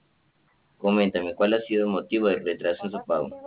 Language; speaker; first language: Spanish; native; Spanish